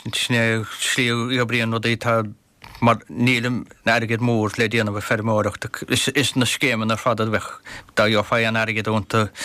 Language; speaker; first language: Irish; native; Irish